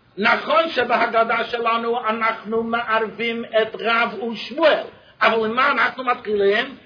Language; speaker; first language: Hebrew; non-native, fluent; English